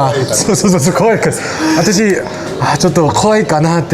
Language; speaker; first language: Japanese; non-native, learner; Korean